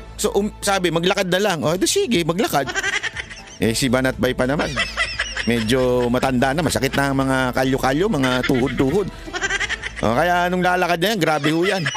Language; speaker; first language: Filipino; native; Filipino